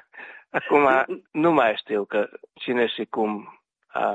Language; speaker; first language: Romanian; non-native, local second language; Hungarian